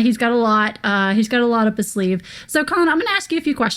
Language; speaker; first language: English; native; English